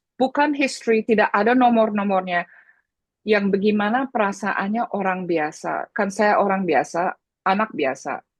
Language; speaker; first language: Indonesian; early bilingual, heritage; Indonesian